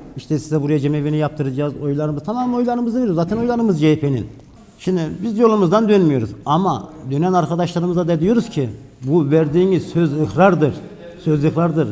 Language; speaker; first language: Turkish; native; Turkish